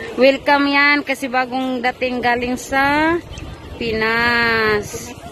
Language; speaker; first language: Filipino; non-native, local second language; Cebuano